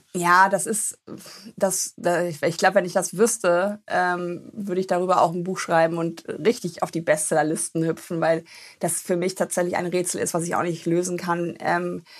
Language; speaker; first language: German; native; German